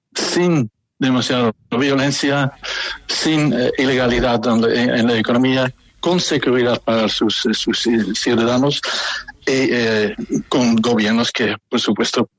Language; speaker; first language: Spanish; non-native, fluent; Dutch